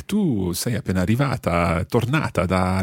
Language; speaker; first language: Italian; non-native, fluent; English